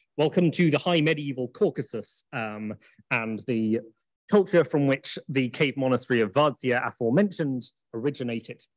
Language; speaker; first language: English; native; English